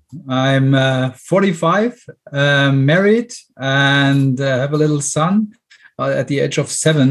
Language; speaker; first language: English; non-native, fluent; German